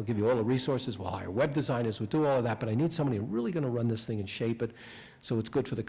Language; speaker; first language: English; native; English